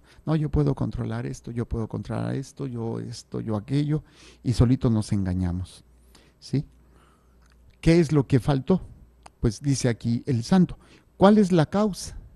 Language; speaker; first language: Spanish; native; Spanish